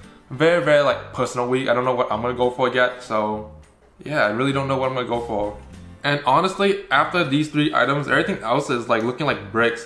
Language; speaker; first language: English; native; English